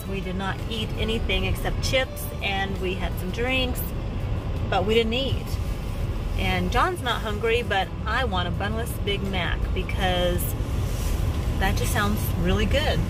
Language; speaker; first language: English; native; English